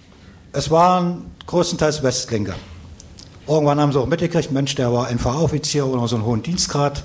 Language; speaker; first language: German; native; German